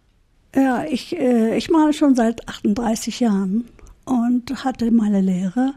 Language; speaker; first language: German; early bilingual, heritage; German